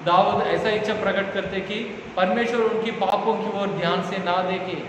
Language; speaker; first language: Hindi; non-native, local second language; Telugu